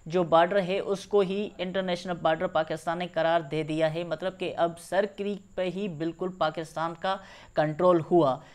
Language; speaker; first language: Urdu; non-native, local second language; Sindhi